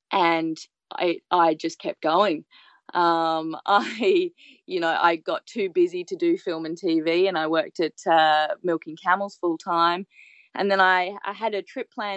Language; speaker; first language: English; native; English